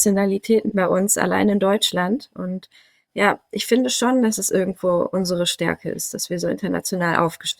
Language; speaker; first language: German; native; German